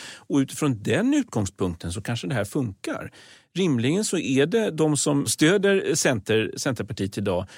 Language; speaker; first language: Swedish; native; Swedish